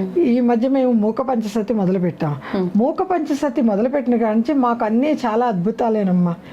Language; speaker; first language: Telugu; native; Telugu